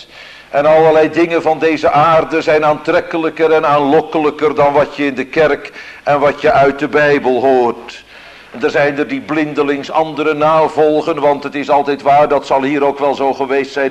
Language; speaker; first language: Dutch; native; Dutch